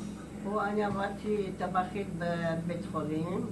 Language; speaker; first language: Hebrew; non-native, learner; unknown